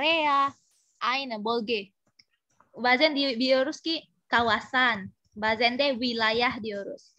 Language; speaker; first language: Turkish; non-native, fluent; Indonesian